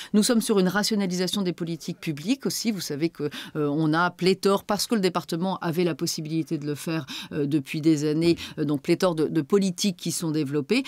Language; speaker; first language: French; native; French